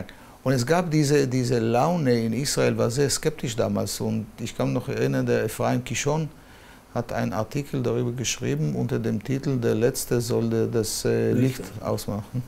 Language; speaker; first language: German; non-native, fluent; Hebrew